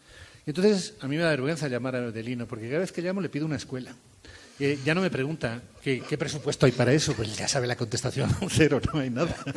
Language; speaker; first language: Spanish; native; Spanish